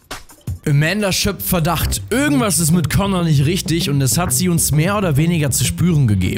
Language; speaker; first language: German; native; German